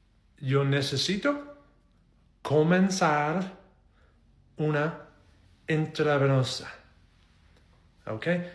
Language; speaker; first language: Spanish; non-native, learner; English